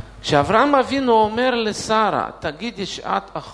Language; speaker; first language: Hebrew; non-native, fluent; Russian